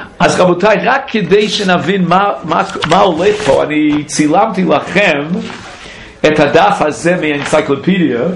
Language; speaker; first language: Hebrew; non-native, fluent; English